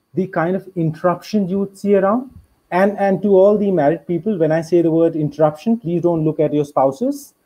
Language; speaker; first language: English; non-native, local second language; Hindi